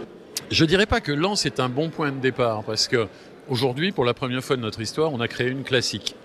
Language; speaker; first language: French; native; French